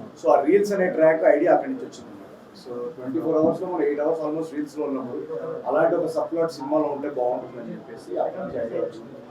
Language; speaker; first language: Telugu; native; Telugu